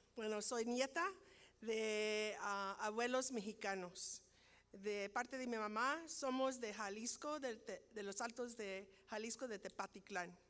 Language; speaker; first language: Spanish; native; Spanish